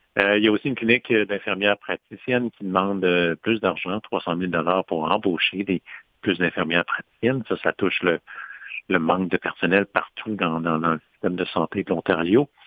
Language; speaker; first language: French; native; French